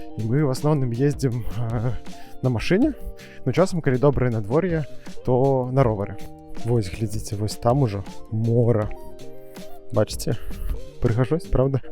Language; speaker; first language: Belarusian; non-native, local second language; Russian